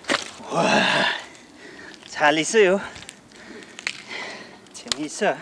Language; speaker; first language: Korean; non-native, learner; Nepali